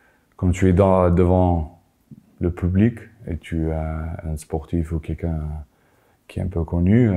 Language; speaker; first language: French; non-native, fluent; Afrikaans